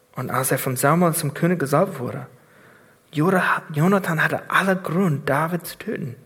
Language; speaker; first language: German; non-native, fluent; English